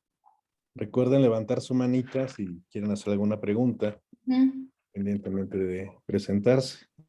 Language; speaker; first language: Spanish; native; Spanish